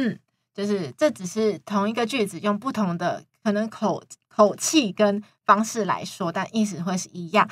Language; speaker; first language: Chinese; native; Chinese